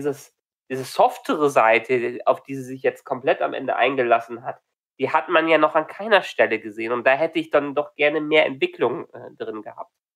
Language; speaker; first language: German; native; German